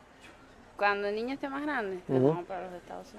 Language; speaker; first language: Spanish; native; Spanish